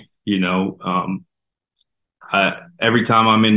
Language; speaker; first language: English; native; English